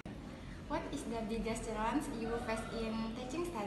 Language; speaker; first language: English; non-native, learner; Indonesian